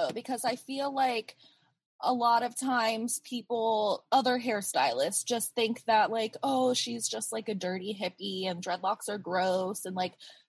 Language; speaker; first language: English; native; English